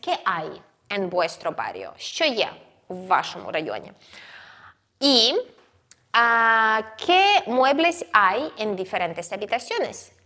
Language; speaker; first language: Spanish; non-native, fluent; Ukrainian